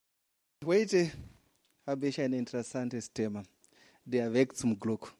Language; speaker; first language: German; non-native, fluent; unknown